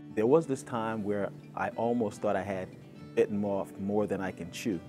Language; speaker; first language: English; native; English